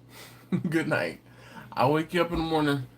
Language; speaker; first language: English; native; English